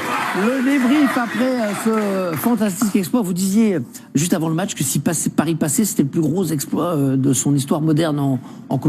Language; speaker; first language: French; native; French